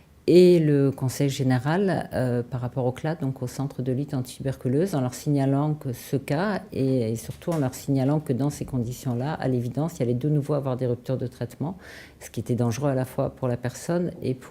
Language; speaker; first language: French; native; French